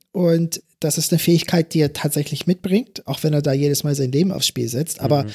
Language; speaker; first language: German; early bilingual, other home language; English